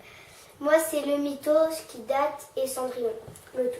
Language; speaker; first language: French; native; French